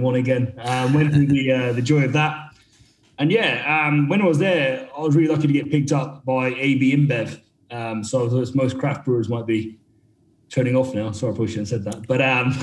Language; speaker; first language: English; native; English